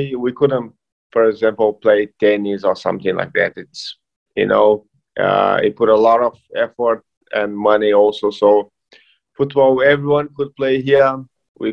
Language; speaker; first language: English; non-native, fluent; Portuguese